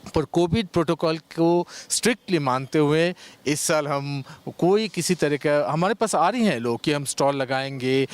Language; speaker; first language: Hindi; non-native, local second language; Bangla